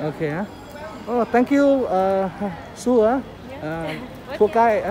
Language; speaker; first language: English; non-native, learner; Thai